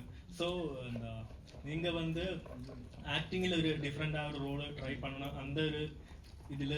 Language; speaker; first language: Tamil; non-native, learner; Malayalam